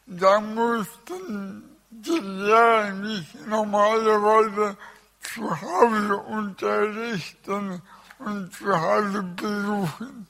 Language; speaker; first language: German; early bilingual, other home language; Russian